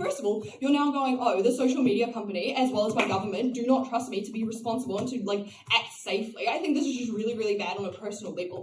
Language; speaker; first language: English; native; English